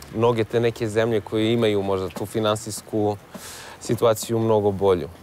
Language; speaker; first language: Serbian; native; Serbian